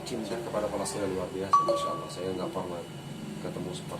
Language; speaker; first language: Indonesian; non-native, fluent; Arabic